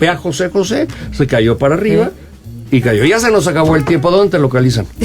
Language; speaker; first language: Spanish; native; Spanish